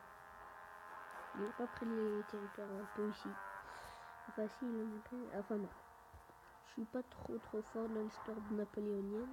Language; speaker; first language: French; native; French